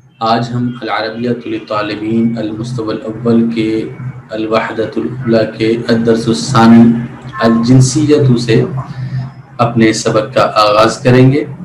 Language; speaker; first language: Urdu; native; Urdu